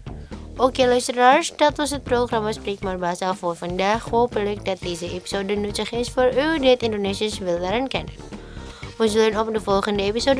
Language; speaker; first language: Dutch; non-native, learner; Indonesian